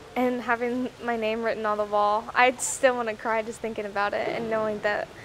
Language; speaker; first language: English; native; English